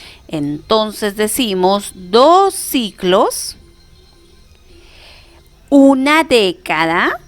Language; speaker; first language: Spanish; native; Spanish